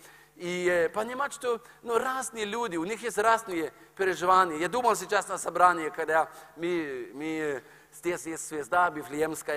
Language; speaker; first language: Russian; non-native, fluent; Norwegian